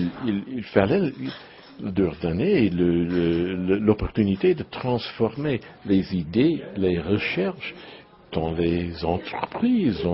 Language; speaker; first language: French; non-native, learner; English